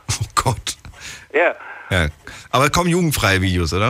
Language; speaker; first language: German; native; German